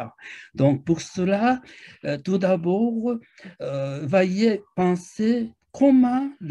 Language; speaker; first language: French; non-native, fluent; Japanese